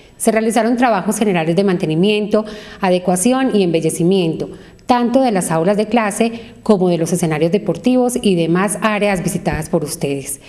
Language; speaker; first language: Spanish; native; Spanish